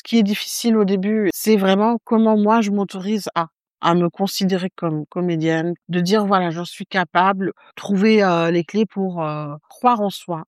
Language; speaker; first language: French; non-native, local second language; Arabic